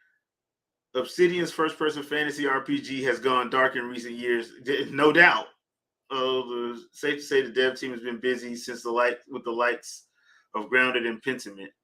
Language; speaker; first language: English; native; English